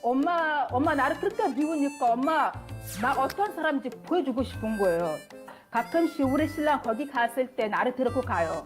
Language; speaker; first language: Korean; non-native, learner; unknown